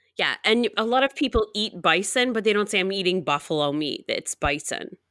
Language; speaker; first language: English; native; English